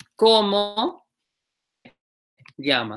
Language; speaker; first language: Spanish; non-native, learner; English